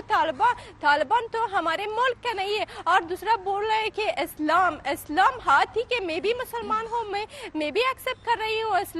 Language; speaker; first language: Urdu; non-native, learner; Pashto